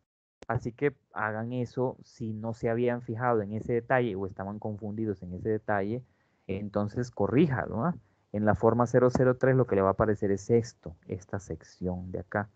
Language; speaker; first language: Spanish; native; Spanish